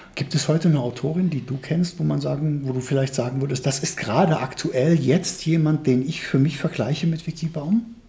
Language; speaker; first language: German; native; German